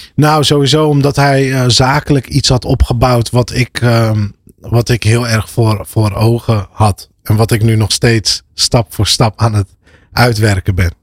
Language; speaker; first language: Dutch; early bilingual, other home language; Arabic